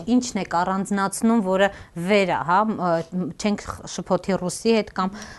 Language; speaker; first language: Armenian; native; Armenian